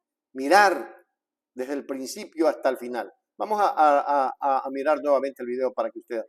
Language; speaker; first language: Spanish; native; Spanish